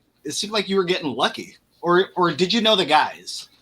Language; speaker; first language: English; native; English